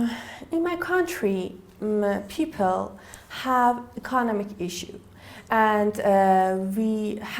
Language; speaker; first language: English; non-native, learner; Persian